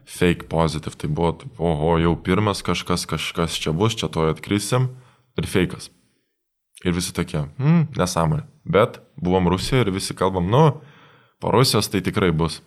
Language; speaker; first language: Lithuanian; native; Lithuanian